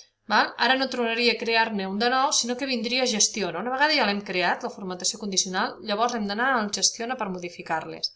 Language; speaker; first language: Catalan; native; Catalan